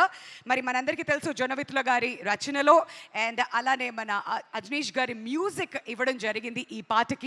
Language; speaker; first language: Telugu; native; Telugu